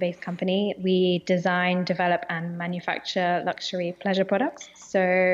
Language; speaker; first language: English; native; English